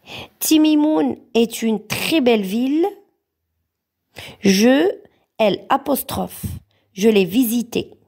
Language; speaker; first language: French; non-native, local second language; Arabic